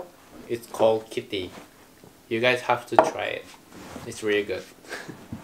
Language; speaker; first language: English; non-native, learner; Japanese